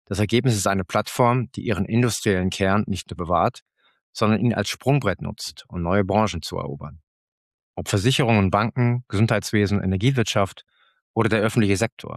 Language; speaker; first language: German; native; German